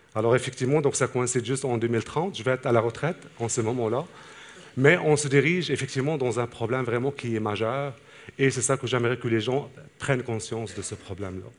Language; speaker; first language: French; non-native, local second language; Arabic